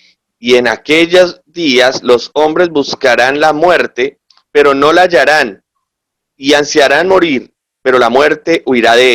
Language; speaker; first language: Spanish; native; Spanish